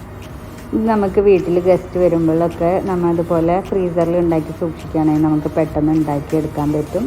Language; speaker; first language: Malayalam; native; Malayalam